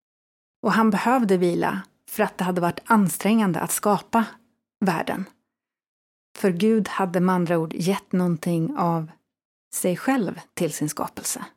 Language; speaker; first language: Swedish; native; Swedish